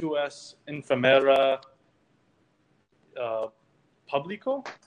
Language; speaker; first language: Spanish; non-native, learner; English